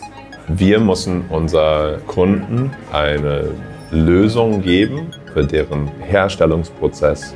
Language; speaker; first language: German; non-native, fluent; English